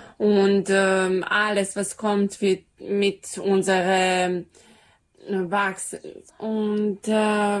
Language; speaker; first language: German; non-native, learner; Serbian